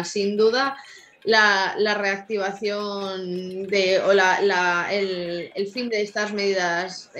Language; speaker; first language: Spanish; native; Spanish